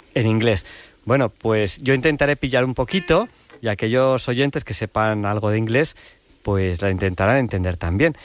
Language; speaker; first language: Spanish; native; Spanish